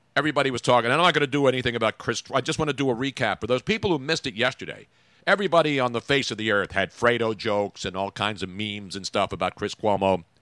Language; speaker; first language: English; early bilingual, other home language; Italian